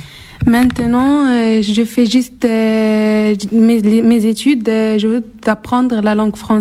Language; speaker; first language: French; non-native, learner; Arabic